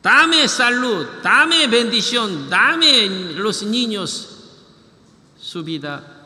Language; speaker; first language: Spanish; non-native, learner; Korean